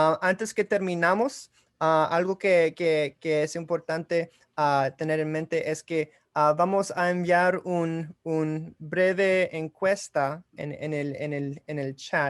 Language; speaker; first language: Spanish; early bilingual, heritage; English